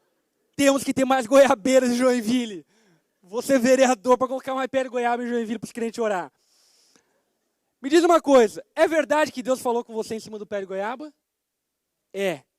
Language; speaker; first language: Portuguese; native; Portuguese